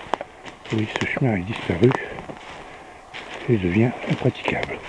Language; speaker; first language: French; native; French